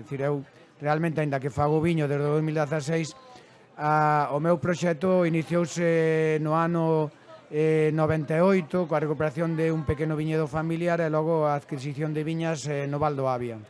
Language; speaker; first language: Galician; native; Galician